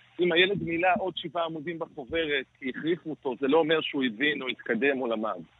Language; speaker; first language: Hebrew; native; Hebrew